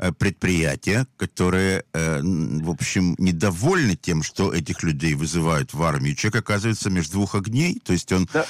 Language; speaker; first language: Russian; native; Russian